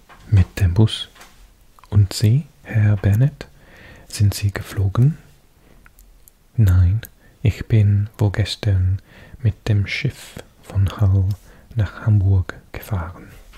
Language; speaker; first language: German; non-native, learner; Welsh